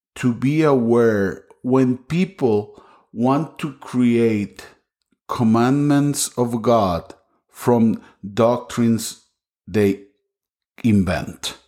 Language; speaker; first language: English; non-native, fluent; Spanish